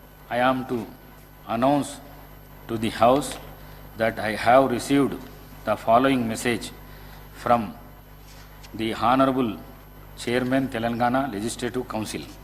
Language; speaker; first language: English; non-native, local second language; Telugu